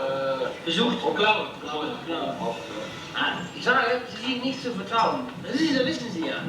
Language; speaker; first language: German; non-native, learner; Dutch